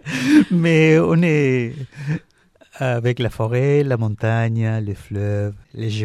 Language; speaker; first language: French; non-native, learner; Spanish